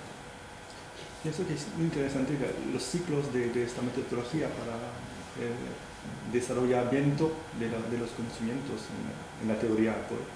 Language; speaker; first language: Spanish; non-native, fluent; French